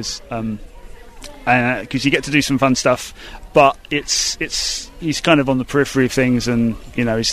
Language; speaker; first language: English; native; English